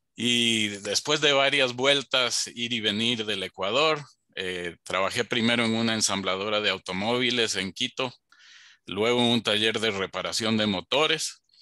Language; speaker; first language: Spanish; native; Spanish